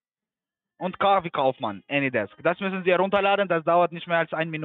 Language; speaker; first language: German; non-native, fluent; Albanian